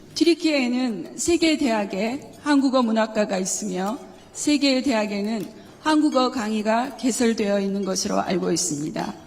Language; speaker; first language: Korean; native; Korean